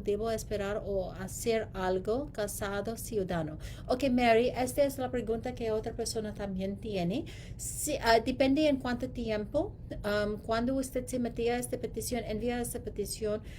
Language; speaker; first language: Spanish; non-native, learner; English